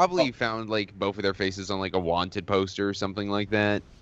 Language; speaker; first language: English; native; English